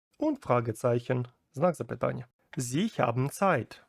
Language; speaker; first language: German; non-native, fluent; Ukrainian